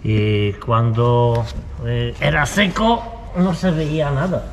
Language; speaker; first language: Spanish; non-native, fluent; Polish